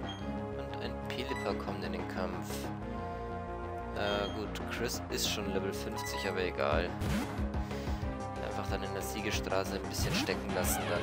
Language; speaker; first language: German; native; German